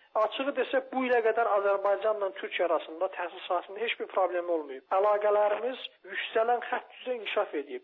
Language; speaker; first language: Azerbaijani; native; Azerbaijani